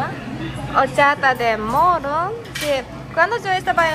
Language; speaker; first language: Spanish; non-native, learner; Japanese